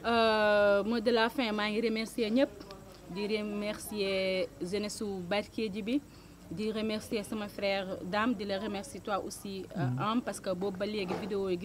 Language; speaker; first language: French; non-native, local second language; Wolof